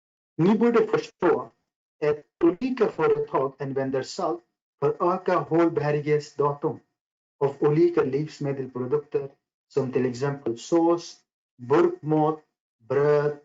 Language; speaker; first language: Swedish; non-native, fluent; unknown